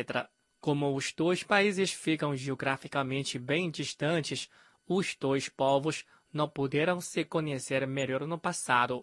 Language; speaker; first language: Portuguese; non-native, fluent; Chinese